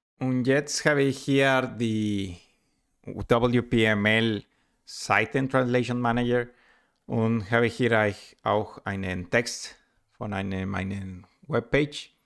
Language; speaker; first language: German; non-native, learner; Spanish